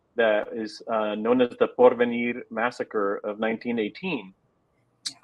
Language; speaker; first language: English; native; English